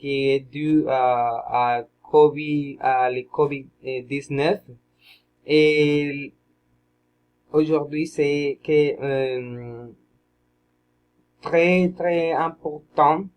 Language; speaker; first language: French; non-native, learner; Spanish